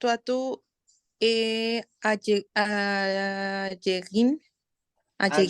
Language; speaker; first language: French; non-native, learner; Spanish